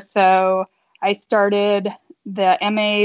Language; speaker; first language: English; native; English